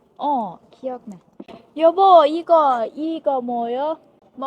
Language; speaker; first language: Korean; non-native, learner; Thai